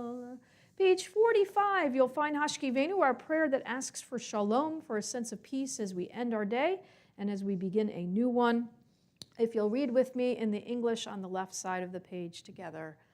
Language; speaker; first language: English; native; English